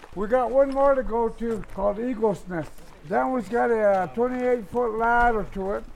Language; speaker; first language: English; native; English